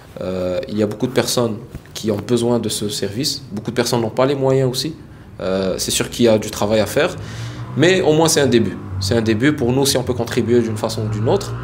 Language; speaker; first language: French; early bilingual, other home language; Arabic